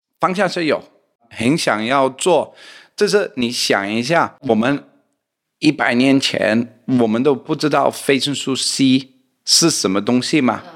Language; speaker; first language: Chinese; non-native, fluent; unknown